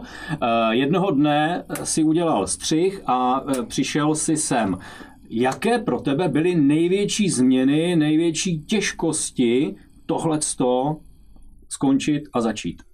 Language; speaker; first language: Czech; native; Czech